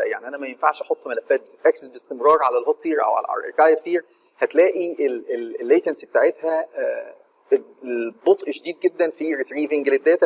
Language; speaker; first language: Arabic; native; Arabic